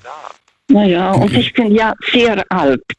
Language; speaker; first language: German; non-native, fluent; Russian